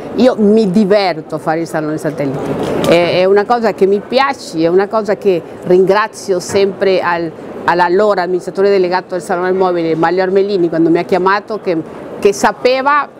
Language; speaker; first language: Italian; non-native, fluent; Spanish